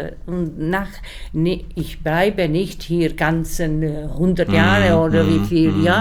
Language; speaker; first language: German; non-native, learner; Czech